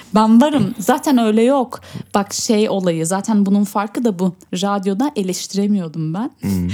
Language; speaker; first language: Turkish; early bilingual, heritage; Turkish